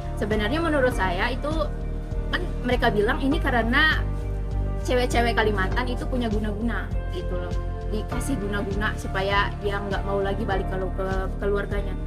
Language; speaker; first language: Indonesian; native; Indonesian